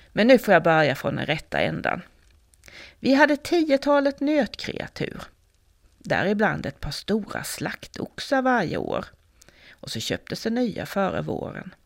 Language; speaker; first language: Swedish; native; Swedish